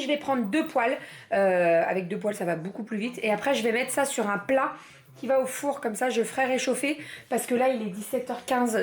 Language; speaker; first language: French; native; French